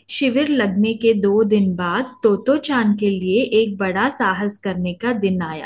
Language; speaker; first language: Hindi; non-native, local second language; Telugu